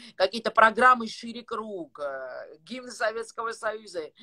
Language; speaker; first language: Russian; non-native, fluent; Georgian